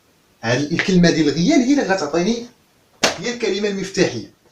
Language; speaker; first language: Arabic; native; Arabic